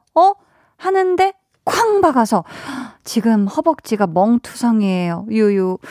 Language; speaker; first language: Korean; native; Korean